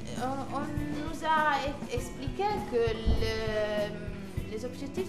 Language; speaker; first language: French; non-native, learner; Italian